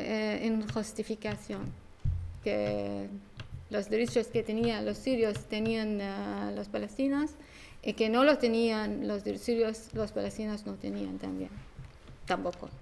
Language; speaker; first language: Spanish; non-native, learner; Arabic